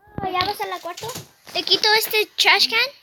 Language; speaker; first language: Spanish; early bilingual, heritage; Spanish